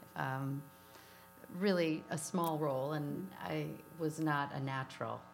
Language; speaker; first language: English; native; English